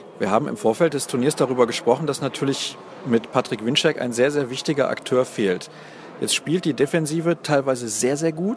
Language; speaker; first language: German; native; German